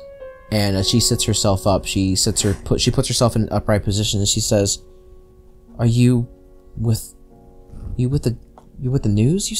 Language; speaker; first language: English; native; English